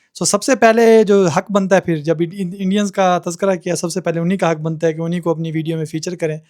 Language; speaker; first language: Urdu; native; Urdu